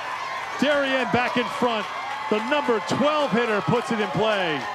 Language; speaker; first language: English; native; English